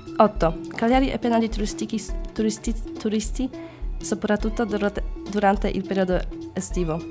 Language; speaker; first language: Italian; non-native, learner; Polish